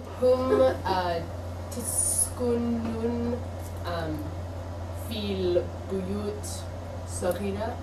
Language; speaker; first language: Arabic; non-native, learner; English